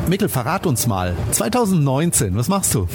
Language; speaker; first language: German; native; German